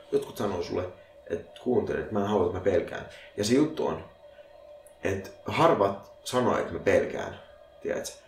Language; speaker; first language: Finnish; early bilingual, other home language; Arabic